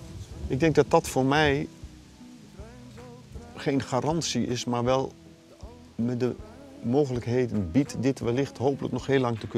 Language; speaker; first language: Dutch; native; Dutch